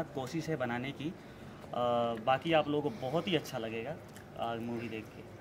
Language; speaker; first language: Hindi; non-native, local second language; Bhojpuri